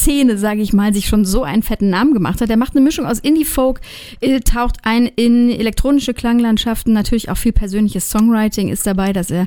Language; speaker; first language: German; native; German